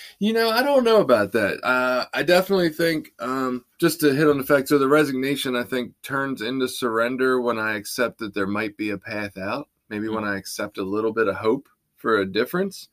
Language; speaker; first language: English; native; English